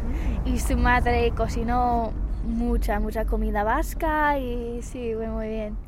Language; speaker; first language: Spanish; non-native, fluent; English